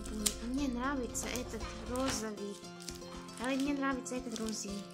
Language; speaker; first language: Russian; non-native, learner; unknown